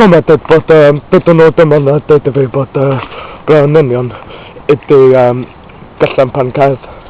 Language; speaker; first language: Welsh; non-native, local second language; English